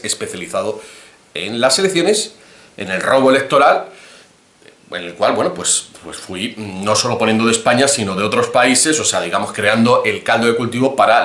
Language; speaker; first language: Spanish; native; Spanish